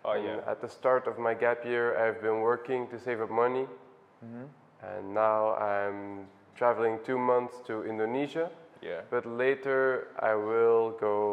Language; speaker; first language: English; non-native, fluent; Dutch